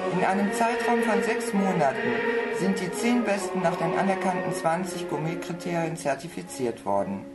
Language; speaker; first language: German; native; German